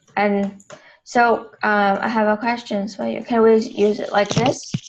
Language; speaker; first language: English; non-native, fluent; Vietnamese